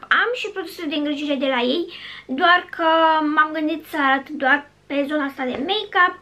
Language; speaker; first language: Romanian; native; Romanian